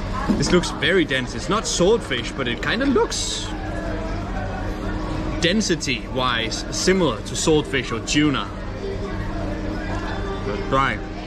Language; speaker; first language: English; non-native, fluent; Danish